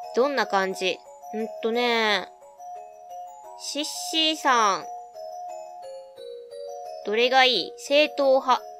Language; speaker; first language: Japanese; native; Japanese